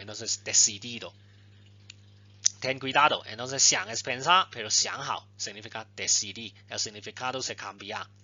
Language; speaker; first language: Spanish; non-native, fluent; Chinese